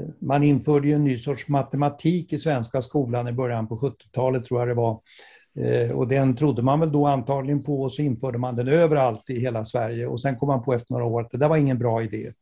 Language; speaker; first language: Swedish; native; Swedish